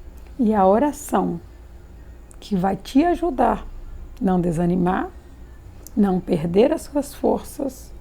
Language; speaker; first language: Portuguese; native; Portuguese